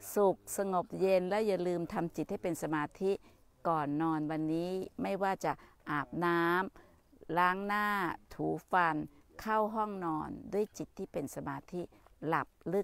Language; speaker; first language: Thai; native; Thai